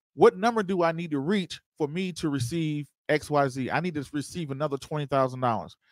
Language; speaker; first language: English; native; English